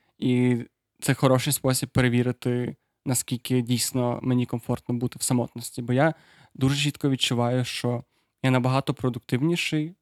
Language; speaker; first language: Ukrainian; non-native, local second language; Russian